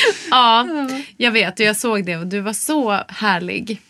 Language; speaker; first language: Swedish; native; Swedish